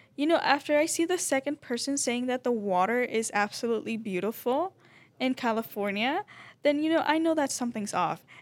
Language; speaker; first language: English; early bilingual, other home language; Spanish